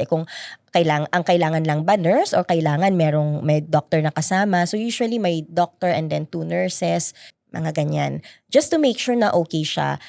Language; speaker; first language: Filipino; native; Filipino